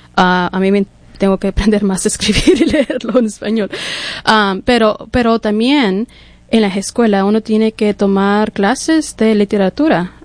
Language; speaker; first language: Spanish; early bilingual, heritage; English